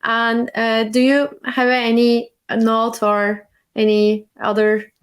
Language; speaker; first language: English; non-native, learner; Turkish